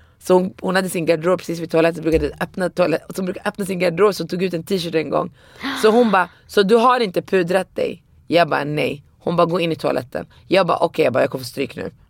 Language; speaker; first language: Swedish; early bilingual, other home language; Arabic